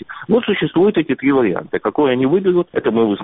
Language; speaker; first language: Russian; native; Russian